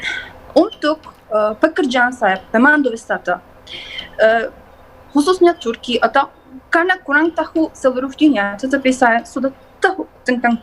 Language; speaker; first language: Indonesian; non-native, learner; Turkish